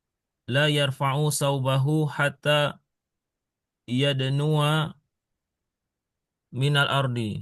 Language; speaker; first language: Arabic; non-native, learner; Indonesian